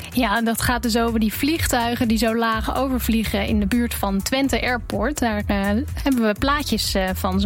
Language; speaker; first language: Dutch; native; Dutch